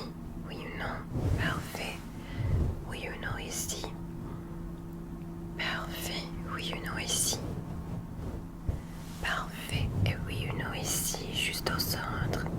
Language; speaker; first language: French; non-native, learner; English